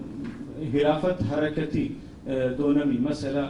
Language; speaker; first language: Turkish; non-native, fluent; Urdu